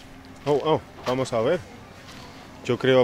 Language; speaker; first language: Spanish; non-native, learner; English